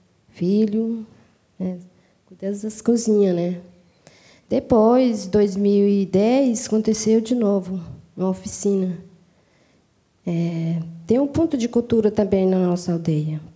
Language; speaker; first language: Portuguese; non-native, local second language; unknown